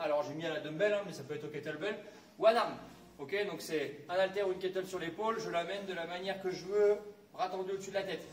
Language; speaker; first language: French; native; French